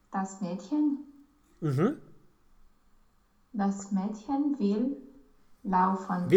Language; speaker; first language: German; non-native, learner; Romanian